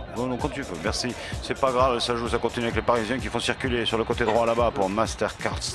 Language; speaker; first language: French; native; French